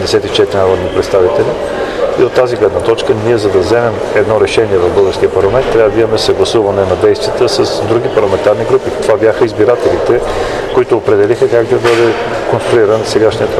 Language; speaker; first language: Bulgarian; native; Bulgarian